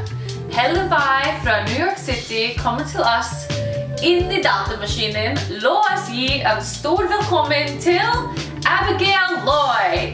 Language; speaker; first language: Norwegian; non-native, learner; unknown